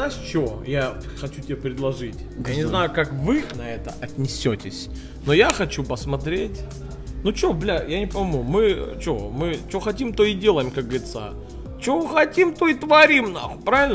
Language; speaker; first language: Russian; native; Russian